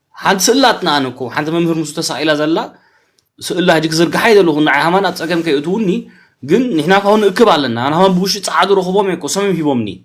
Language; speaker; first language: Tigrinya; early bilingual, heritage; Tigrinya